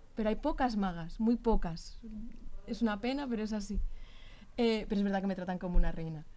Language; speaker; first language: Spanish; native; Spanish